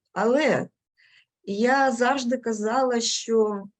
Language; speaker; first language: Ukrainian; non-native, local second language; Russian